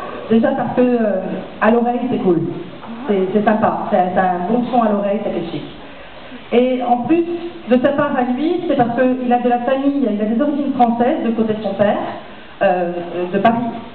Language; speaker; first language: French; native; French